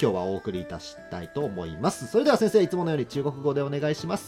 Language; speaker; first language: Japanese; native; Japanese